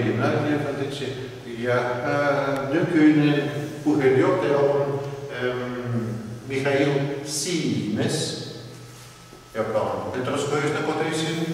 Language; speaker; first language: Finnish; non-native, learner; Russian